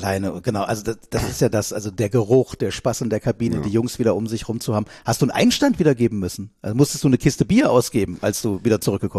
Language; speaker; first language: German; native; German